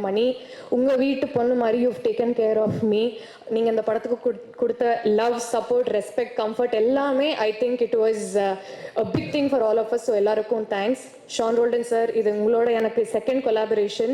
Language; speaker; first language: Tamil; non-native, learner; Telugu